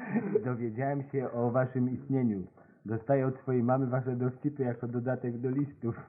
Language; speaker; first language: Polish; native; Polish